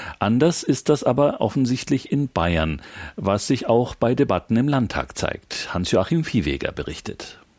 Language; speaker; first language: German; native; German